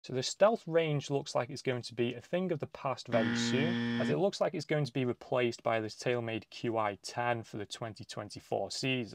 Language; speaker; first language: English; native; English